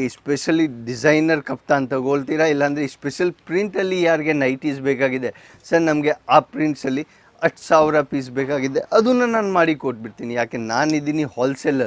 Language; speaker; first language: Kannada; non-native, local second language; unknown